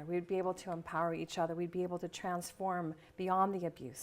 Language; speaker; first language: English; native; English